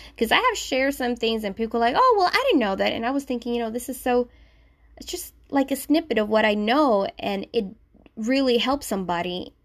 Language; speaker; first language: English; non-native, fluent; Spanish